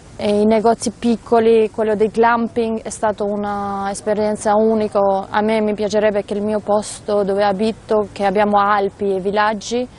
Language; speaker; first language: Italian; non-native, fluent; Albanian